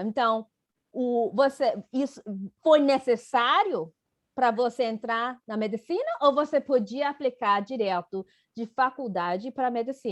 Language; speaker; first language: Portuguese; non-native, fluent; English